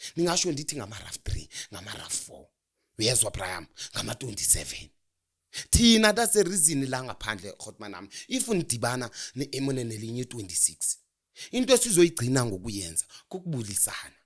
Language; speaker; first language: Zulu; non-native, local second language; Xhosa